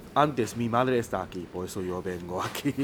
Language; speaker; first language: Spanish; non-native, learner; Chinese